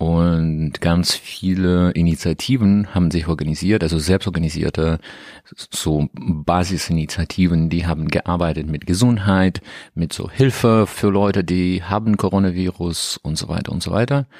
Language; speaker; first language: German; non-native, learner; Russian